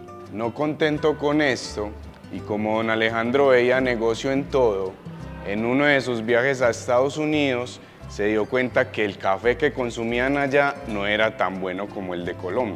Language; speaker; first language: Spanish; native; Spanish